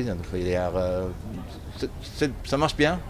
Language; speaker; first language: French; non-native, fluent; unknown